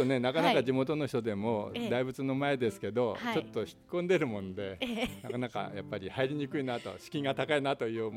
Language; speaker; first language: Japanese; native; Japanese